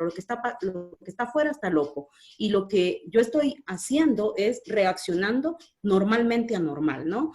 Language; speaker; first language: Spanish; native; Spanish